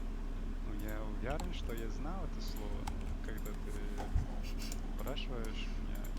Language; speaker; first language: Russian; non-native, learner; English